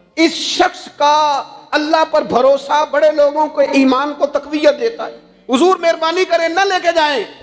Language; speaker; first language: Urdu; non-native, local second language; Punjabi